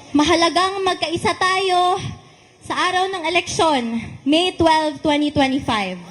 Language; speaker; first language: Filipino; non-native, local second language; Cebuano